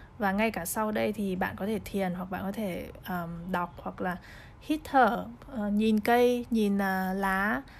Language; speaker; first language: Vietnamese; early bilingual, heritage; Vietnamese